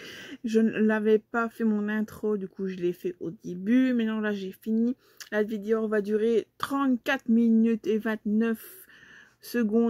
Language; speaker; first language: French; native; French